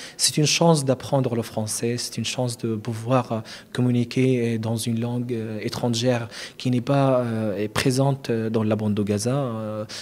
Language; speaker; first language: French; non-native, fluent; Arabic